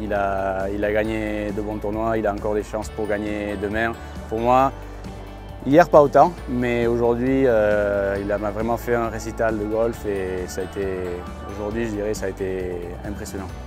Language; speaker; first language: French; non-native, fluent; Spanish